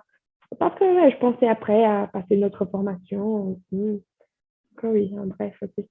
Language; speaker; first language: French; non-native, fluent; Portuguese